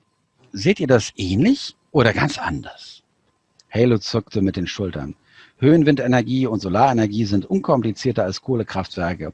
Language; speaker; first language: German; native; German